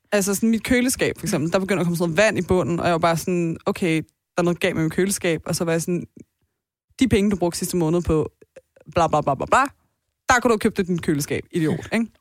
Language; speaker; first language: Danish; early bilingual, other home language; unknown